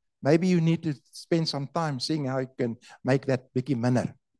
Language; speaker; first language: English; non-native, local second language; Afrikaans